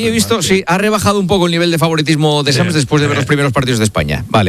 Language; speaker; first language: Spanish; native; Spanish